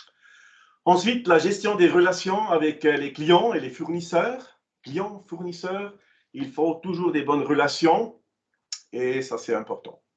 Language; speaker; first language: French; non-native, local second language; German